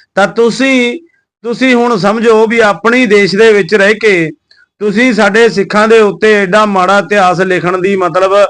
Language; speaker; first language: Punjabi; native; Punjabi